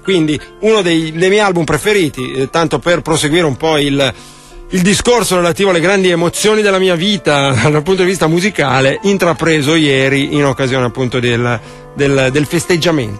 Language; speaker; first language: Italian; native; Italian